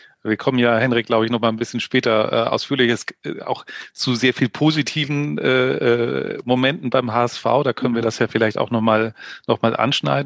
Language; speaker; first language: German; native; German